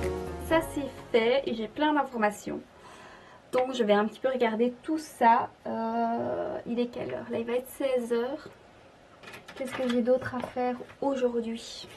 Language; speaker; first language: French; native; French